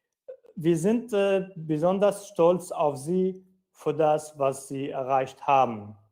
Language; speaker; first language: German; non-native, fluent; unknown